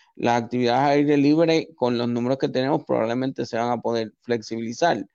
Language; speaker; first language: Spanish; native; Spanish